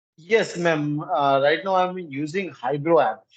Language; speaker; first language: English; non-native, learner; Hindi